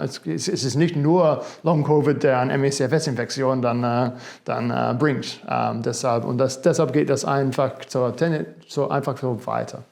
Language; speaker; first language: German; non-native, fluent; English